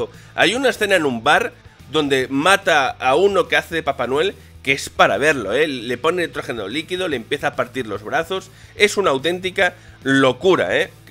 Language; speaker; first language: Spanish; native; Spanish